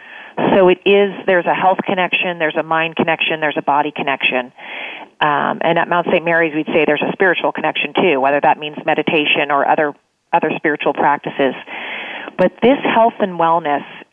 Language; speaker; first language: English; native; English